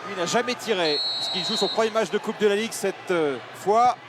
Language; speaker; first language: French; native; French